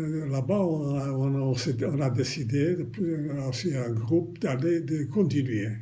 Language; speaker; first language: French; non-native, fluent; Romanian